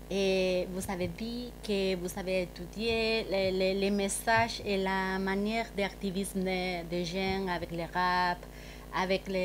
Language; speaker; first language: French; non-native, fluent; Spanish